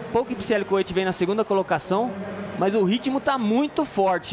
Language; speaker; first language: Portuguese; native; Portuguese